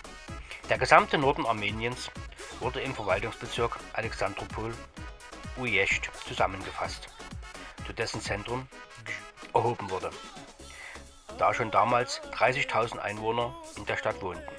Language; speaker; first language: German; native; German